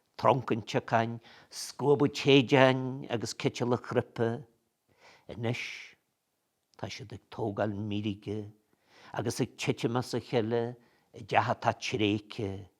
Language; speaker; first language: Irish; native; Irish